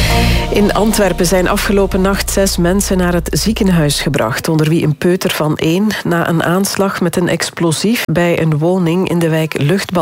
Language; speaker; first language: Dutch; native; Dutch